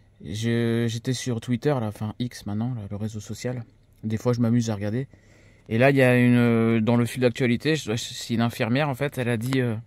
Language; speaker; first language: French; native; French